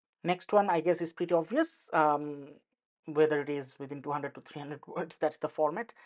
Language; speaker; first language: English; non-native, local second language; Bangla